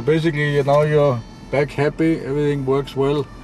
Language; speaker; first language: English; non-native, fluent; German